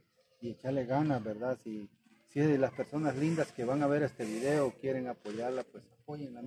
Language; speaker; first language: Spanish; native; Spanish